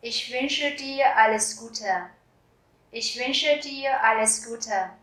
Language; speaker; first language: German; non-native, fluent; Vietnamese